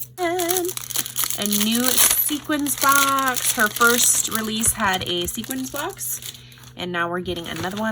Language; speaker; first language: English; native; English